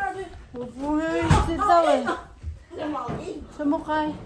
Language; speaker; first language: Chinese; non-native, local second language; Filipino